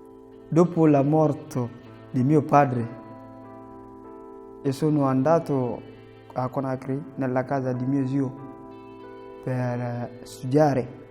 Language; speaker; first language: Italian; non-native, learner; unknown